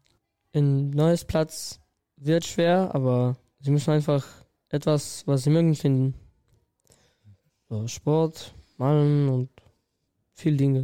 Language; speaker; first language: German; non-native, learner; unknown